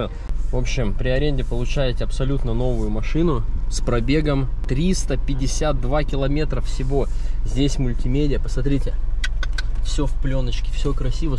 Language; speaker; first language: Russian; native; Russian